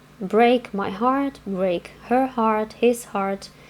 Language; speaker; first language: English; non-native, fluent; Ukrainian